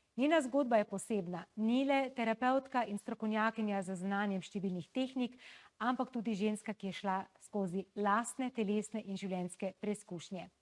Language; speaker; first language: Slovenian; native; Slovenian